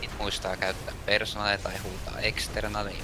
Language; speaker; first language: Finnish; native; Finnish